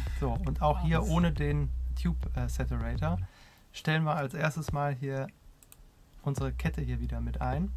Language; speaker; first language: German; native; German